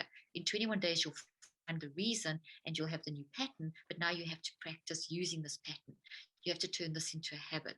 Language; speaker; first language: English; native; English